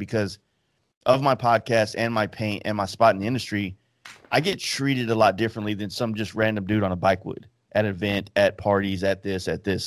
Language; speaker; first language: English; native; English